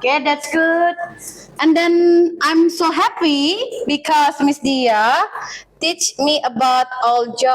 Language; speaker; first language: English; non-native, learner; Indonesian